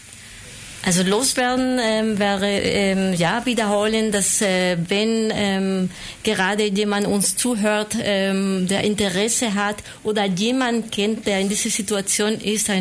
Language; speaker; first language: German; non-native, fluent; Spanish